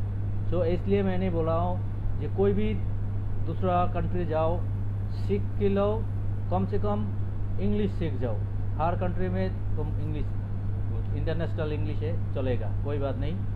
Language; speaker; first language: Hindi; non-native, learner; Bangla